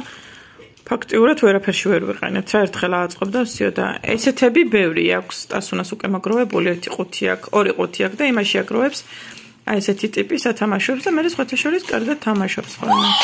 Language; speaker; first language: Georgian; native; Georgian